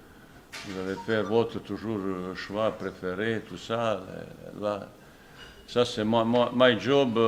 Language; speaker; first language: French; non-native, fluent; Bosnian